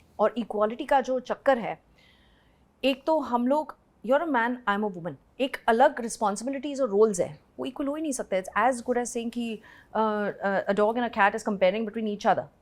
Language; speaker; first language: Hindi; native; Hindi